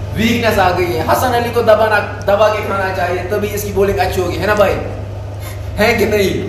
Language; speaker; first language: Hindi; non-native, local second language; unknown